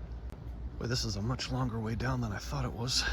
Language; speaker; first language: English; native; English